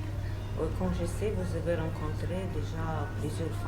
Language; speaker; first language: French; non-native, learner; Russian